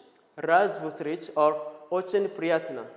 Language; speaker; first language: Russian; non-native, learner; Kinyarwanda